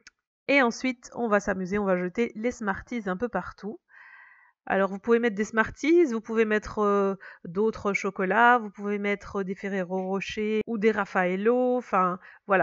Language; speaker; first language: French; native; French